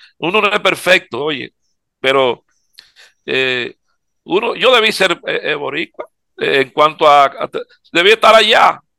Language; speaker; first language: Spanish; native; Spanish